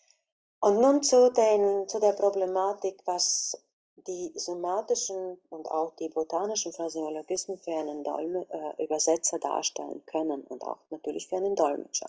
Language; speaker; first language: German; non-native, fluent; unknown